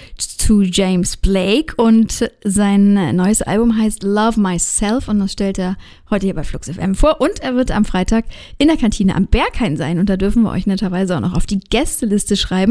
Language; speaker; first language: German; native; German